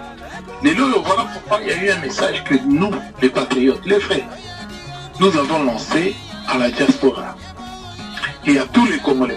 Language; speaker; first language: French; non-native, fluent; Lingala